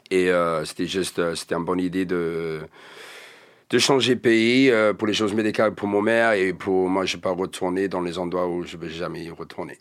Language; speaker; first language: French; non-native, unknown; English